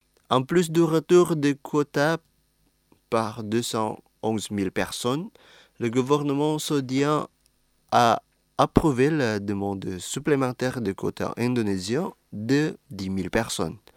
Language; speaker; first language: French; non-native, fluent; Indonesian